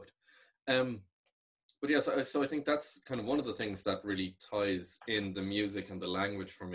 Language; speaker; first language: English; non-native, local second language; Irish